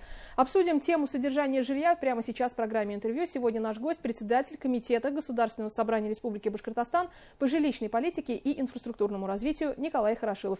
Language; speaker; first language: Russian; native; Russian